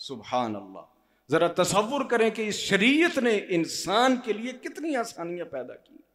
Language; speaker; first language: Urdu; non-native, local second language; Punjabi